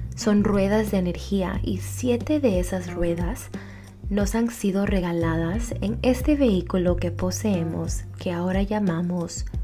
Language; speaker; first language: Spanish; early bilingual, heritage; Spanish